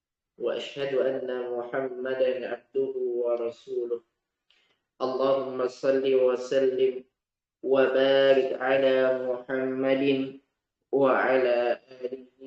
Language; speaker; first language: Arabic; non-native, fluent; Indonesian